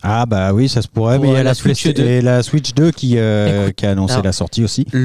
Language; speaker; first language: French; native; French